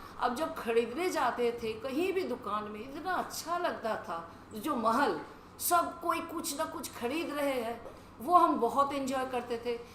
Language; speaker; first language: Hindi; non-native, local second language; Bangla